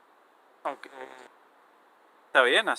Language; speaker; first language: Spanish; native; Spanish